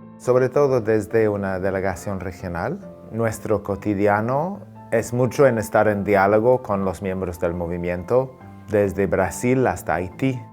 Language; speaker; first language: Spanish; non-native, fluent; English